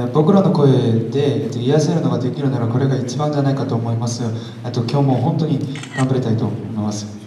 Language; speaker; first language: Japanese; non-native, learner; Korean